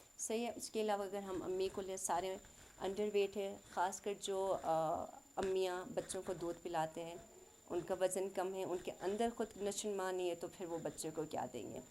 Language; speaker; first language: Urdu; non-native, local second language; Khowar